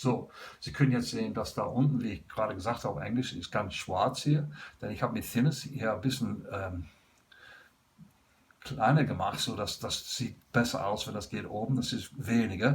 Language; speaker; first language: German; non-native, learner; English